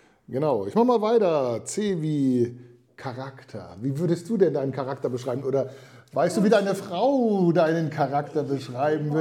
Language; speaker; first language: German; native; German